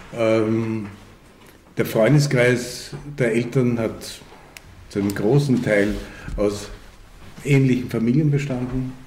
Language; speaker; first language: German; early bilingual, other home language; Hungarian